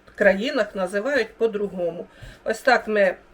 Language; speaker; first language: Ukrainian; native; Ukrainian